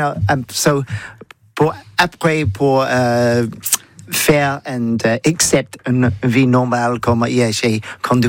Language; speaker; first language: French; non-native, learner; English